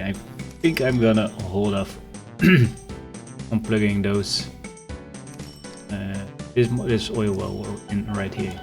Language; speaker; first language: English; non-native, fluent; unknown